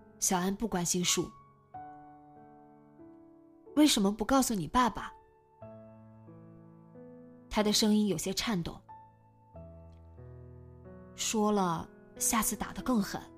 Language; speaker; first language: Chinese; native; Chinese